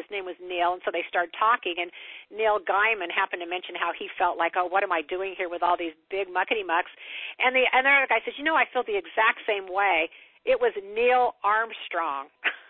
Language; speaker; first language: English; native; English